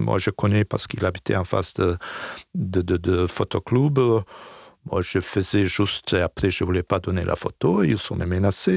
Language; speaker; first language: French; non-native, fluent; Bosnian